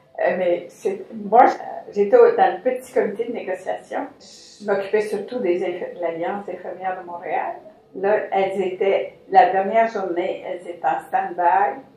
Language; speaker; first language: French; native; French